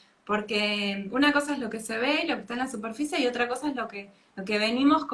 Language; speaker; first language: Spanish; native; Spanish